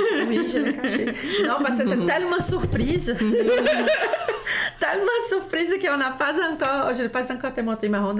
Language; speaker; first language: French; non-native, fluent; Portuguese